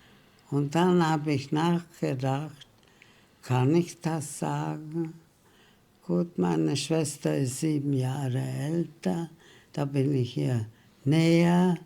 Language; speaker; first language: German; early bilingual, heritage; German